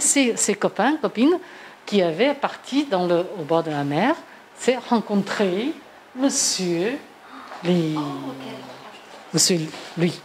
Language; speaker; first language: French; non-native, fluent; Chinese